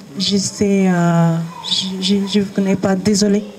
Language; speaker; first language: French; non-native, learner; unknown